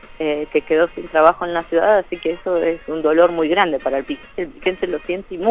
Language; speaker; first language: Spanish; native; Spanish